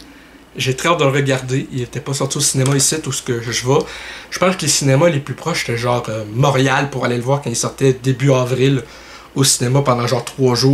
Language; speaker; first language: French; native; French